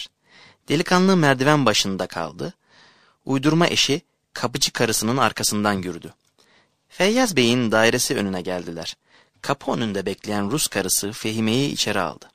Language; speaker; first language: Turkish; native; Turkish